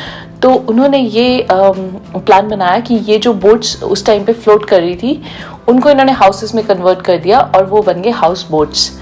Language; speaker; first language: Hindi; native; Hindi